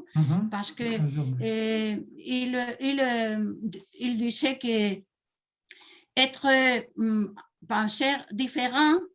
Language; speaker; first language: French; non-native, learner; Spanish